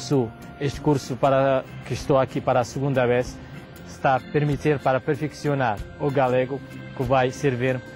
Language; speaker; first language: Portuguese; non-native, fluent; Arabic